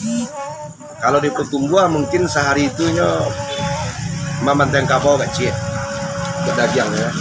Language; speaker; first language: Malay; non-native, local second language; Minangkabau